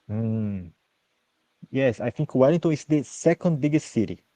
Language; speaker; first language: English; non-native, learner; Portuguese